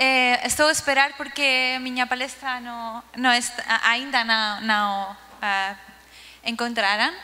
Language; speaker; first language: Portuguese; non-native, learner; Spanish